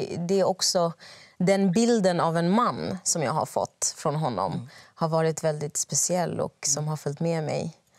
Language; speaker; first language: Swedish; early bilingual, other home language; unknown